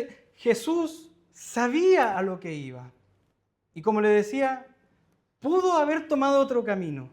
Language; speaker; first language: Spanish; native; Spanish